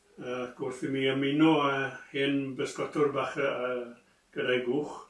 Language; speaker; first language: Welsh; native; Welsh